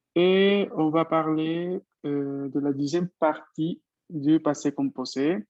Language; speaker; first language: French; non-native, fluent; Spanish